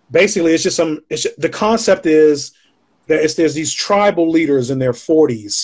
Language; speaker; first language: English; native; English